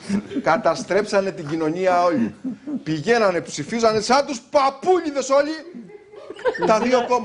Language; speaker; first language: Greek; native; Greek